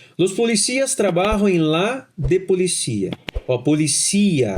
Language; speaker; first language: Spanish; non-native, fluent; Portuguese